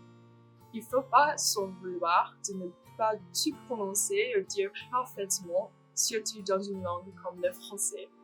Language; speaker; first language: French; non-native, fluent; English